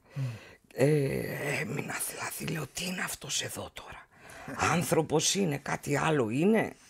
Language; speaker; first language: Greek; native; Greek